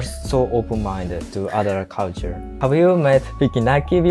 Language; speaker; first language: English; non-native, fluent; Japanese